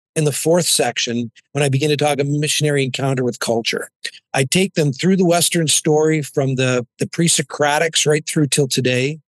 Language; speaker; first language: English; native; English